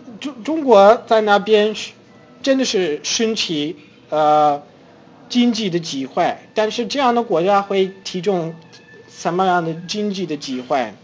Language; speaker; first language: Chinese; non-native, fluent; English